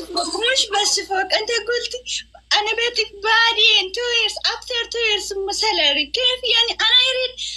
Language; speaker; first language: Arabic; non-native, learner; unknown